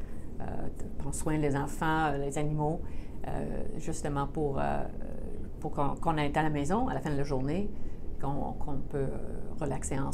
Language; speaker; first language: French; non-native, local second language; English